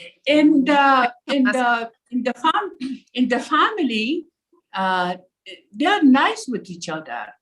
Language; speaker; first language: English; non-native, learner; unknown